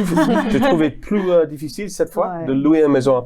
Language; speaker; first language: French; non-native, fluent; English